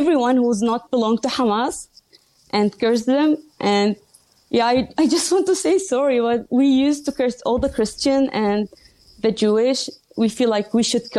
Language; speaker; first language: English; non-native, learner; Arabic